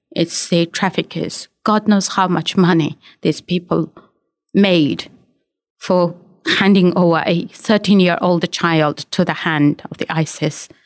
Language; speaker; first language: English; non-native, fluent; Uyghur